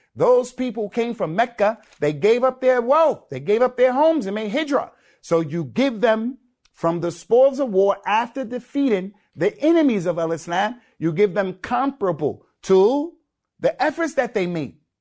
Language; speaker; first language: English; native; English